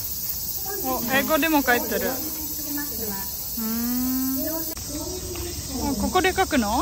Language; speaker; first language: Japanese; non-native, fluent; Czech